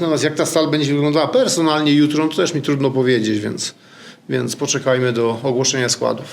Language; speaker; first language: Polish; native; Polish